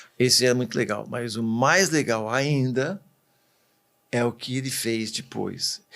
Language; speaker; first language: Portuguese; early bilingual, other home language; English